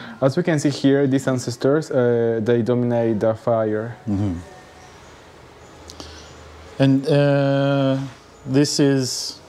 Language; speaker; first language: English; non-native, learner; Spanish